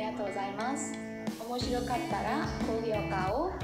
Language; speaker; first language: Japanese; non-native, fluent; Burmese